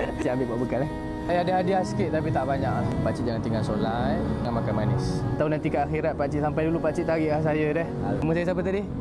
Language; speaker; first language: Malay; native; Malay